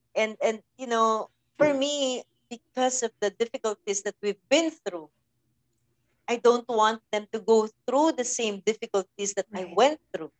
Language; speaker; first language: English; non-native, local second language; Filipino